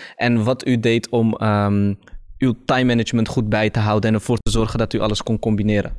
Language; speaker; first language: Dutch; early bilingual, other home language; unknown